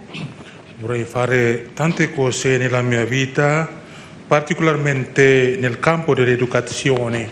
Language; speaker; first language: Italian; non-native, fluent; Indonesian